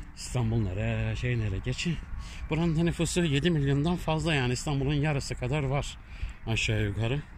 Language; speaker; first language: Turkish; early bilingual, heritage; Turkish